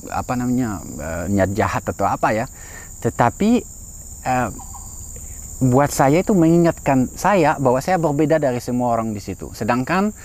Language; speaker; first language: Indonesian; non-native, fluent; French